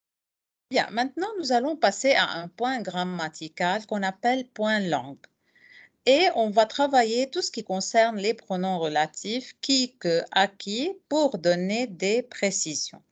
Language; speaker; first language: French; non-native, fluent; Arabic